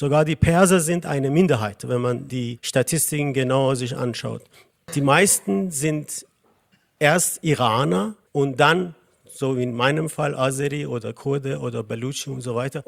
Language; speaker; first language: German; non-native, fluent; Persian